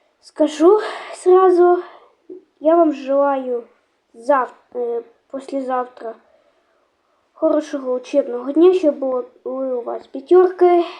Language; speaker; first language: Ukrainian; non-native, local second language; Russian